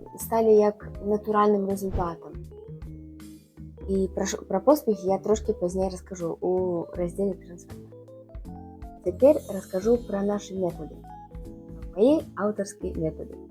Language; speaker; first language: Belarusian; non-native, local second language; Russian